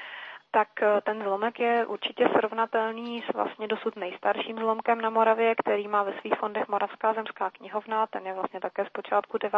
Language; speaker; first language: Czech; native; Czech